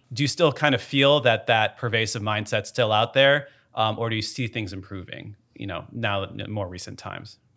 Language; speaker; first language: English; native; English